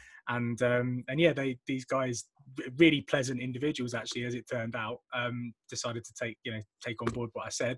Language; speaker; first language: English; native; English